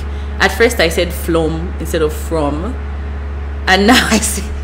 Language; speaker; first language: English; non-native, local second language; Bemba